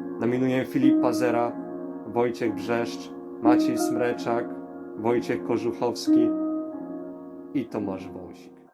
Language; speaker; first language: Polish; native; Polish